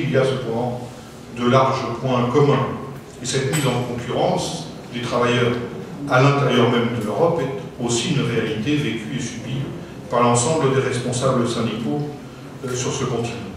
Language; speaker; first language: French; native; French